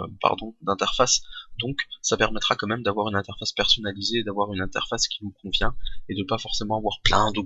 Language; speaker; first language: French; native; French